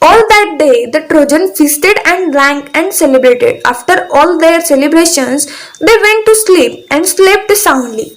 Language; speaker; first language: English; non-native, local second language; Marathi